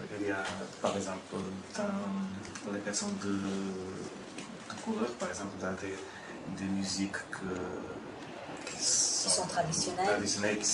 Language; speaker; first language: French; non-native, fluent; Portuguese